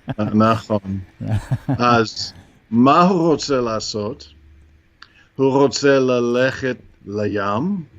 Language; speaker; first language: Hebrew; non-native, fluent; English